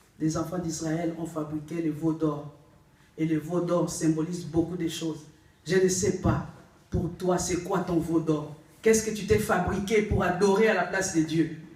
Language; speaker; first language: French; non-native, local second language; Lingala